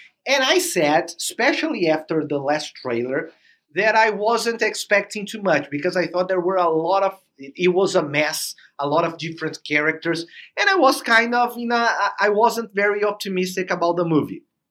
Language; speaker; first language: English; non-native, fluent; Portuguese